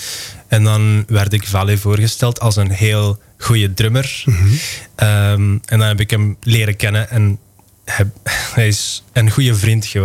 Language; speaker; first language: Dutch; non-native, local second language; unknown